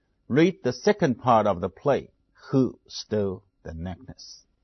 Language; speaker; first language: English; non-native, fluent; Chinese